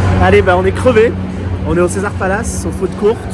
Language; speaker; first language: French; native; French